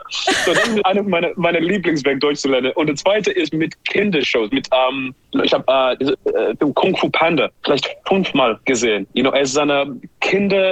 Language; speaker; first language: German; non-native, learner; English